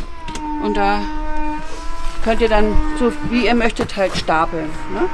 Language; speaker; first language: German; native; German